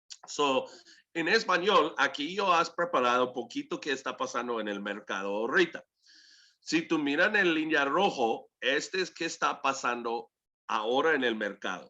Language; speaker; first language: Spanish; early bilingual, heritage; English